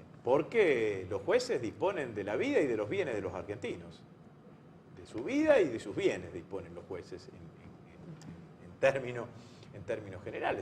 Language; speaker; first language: Spanish; native; Spanish